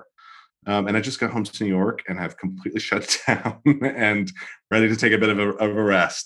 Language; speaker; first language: English; native; English